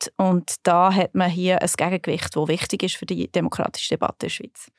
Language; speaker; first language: German; native; German